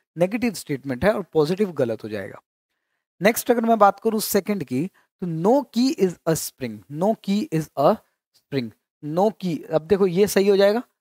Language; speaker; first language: Hindi; native; Hindi